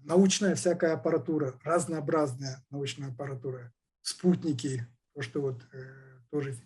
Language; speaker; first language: Russian; non-native, local second language; Kazakh